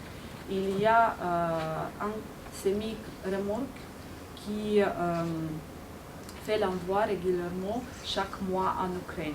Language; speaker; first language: French; non-native, fluent; Ukrainian